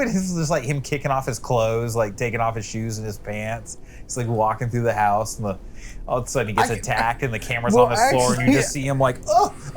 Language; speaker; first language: English; native; English